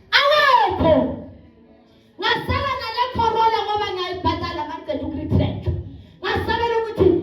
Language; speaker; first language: Zulu; non-native, local second language; Northern Sotho